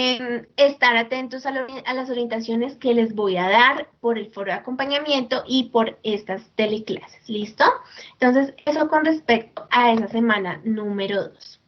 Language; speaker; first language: Spanish; native; Spanish